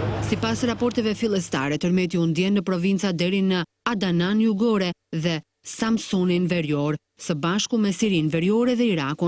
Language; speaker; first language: Albanian; native; Albanian